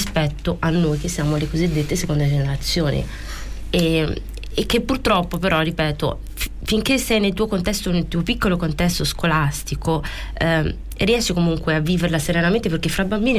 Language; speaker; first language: Italian; early bilingual, other home language; Arabic